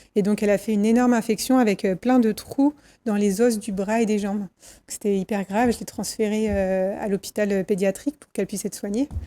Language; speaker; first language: French; native; French